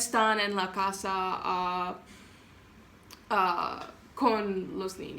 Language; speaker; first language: Spanish; non-native, learner; English